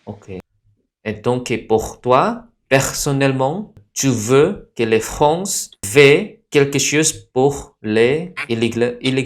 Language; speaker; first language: French; non-native, fluent; Indonesian